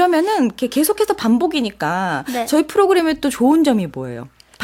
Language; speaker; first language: Korean; native; Korean